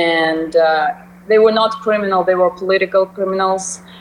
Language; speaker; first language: English; non-native, fluent; Russian